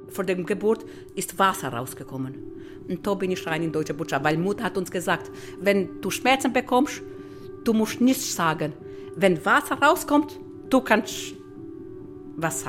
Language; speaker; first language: German; non-native, learner; Albanian